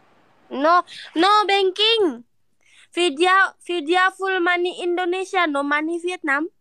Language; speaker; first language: English; non-native, learner; Indonesian